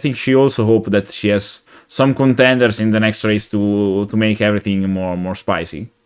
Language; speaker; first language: English; non-native, fluent; Italian